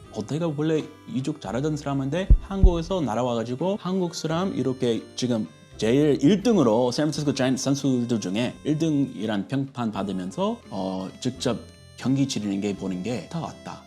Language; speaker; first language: Korean; non-native, fluent; English